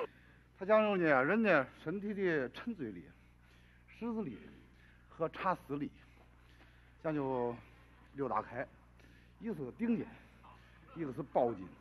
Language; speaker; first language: Chinese; native; Chinese